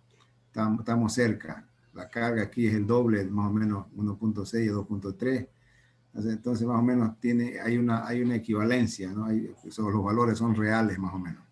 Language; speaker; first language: Spanish; native; Spanish